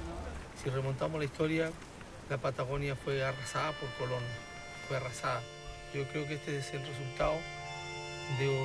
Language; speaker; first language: Spanish; native; Spanish